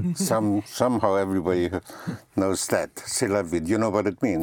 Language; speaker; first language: English; non-native, fluent; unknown